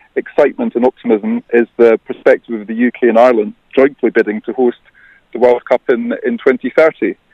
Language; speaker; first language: English; native; English